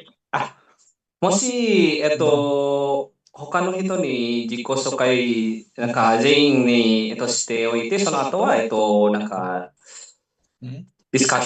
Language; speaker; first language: Japanese; non-native, fluent; Indonesian